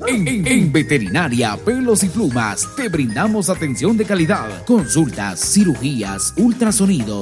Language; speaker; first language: Spanish; native; Spanish